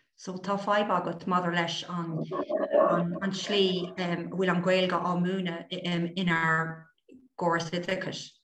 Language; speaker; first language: Irish; non-native, local second language; English